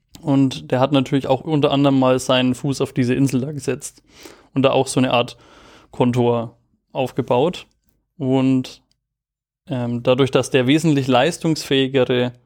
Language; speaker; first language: German; native; German